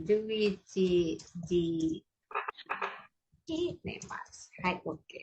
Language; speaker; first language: Japanese; non-native, fluent; Indonesian